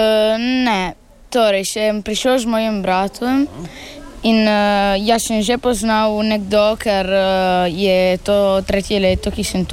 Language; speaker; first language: Slovenian; early bilingual, heritage; Italian